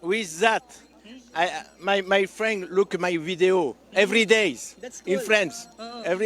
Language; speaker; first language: English; non-native, learner; French